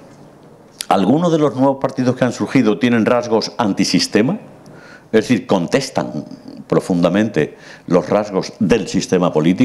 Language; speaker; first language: Spanish; native; Spanish